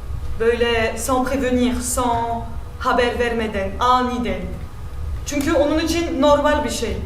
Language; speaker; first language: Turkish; early bilingual, heritage; Turkish